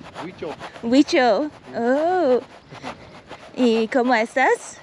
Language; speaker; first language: Spanish; non-native, learner; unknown